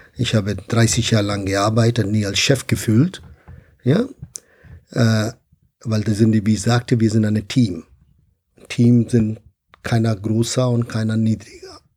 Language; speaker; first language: German; non-native, fluent; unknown